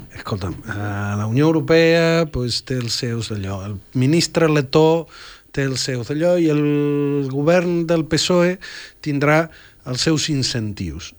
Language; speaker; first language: Catalan; non-native, fluent; Spanish